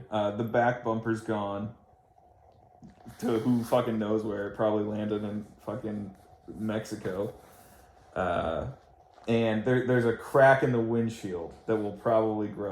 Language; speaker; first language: English; native; English